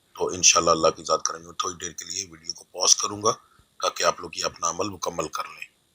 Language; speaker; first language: Urdu; non-native, local second language; Punjabi